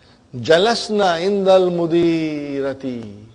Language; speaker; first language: Arabic; non-native, fluent; English